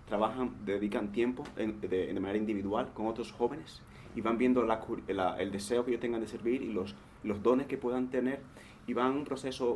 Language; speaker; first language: Spanish; native; Spanish